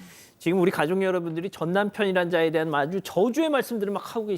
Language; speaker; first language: Korean; native; Korean